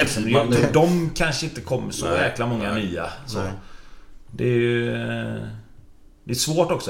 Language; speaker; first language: Swedish; native; Swedish